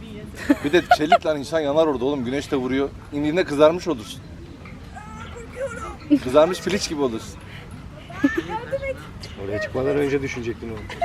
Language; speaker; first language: Turkish; native; Turkish